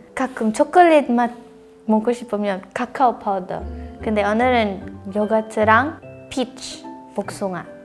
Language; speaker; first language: Korean; non-native, learner; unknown